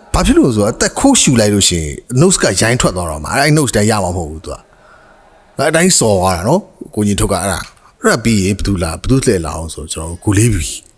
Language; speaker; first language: Burmese; native; Burmese